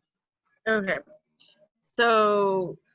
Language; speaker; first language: English; native; English